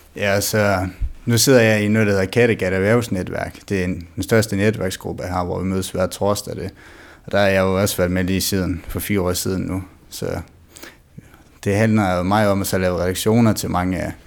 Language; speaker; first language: Danish; native; Danish